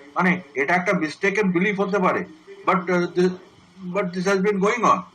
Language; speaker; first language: English; non-native, local second language; Bangla